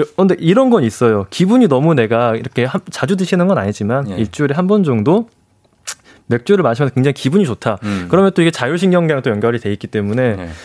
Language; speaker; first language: Korean; native; Korean